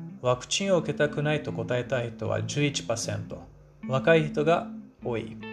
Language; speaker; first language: Japanese; non-native, fluent; Portuguese